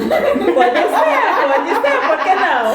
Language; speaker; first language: Portuguese; non-native, learner; Haitian Creole